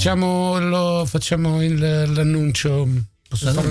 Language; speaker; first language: Italian; native; Italian